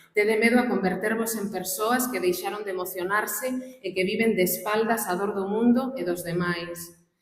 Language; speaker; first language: Galician; non-native, local second language; Spanish